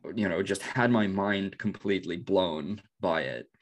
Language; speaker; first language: English; non-native, fluent; Norwegian